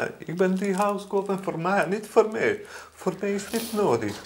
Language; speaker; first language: Dutch; non-native, learner; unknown